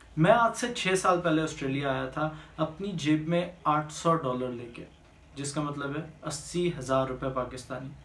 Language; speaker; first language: Urdu; native; Urdu